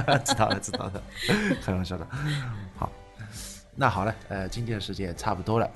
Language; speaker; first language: Chinese; non-native, fluent; Japanese